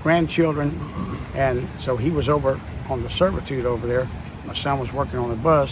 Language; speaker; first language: English; native; English